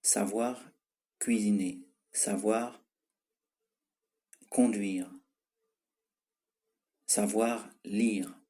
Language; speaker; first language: French; non-native, fluent; Tibetan